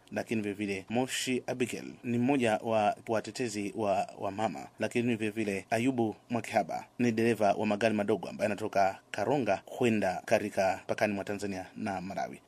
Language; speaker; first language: Swahili; non-native, fluent; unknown